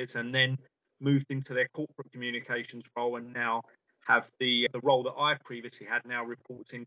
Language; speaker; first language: English; native; English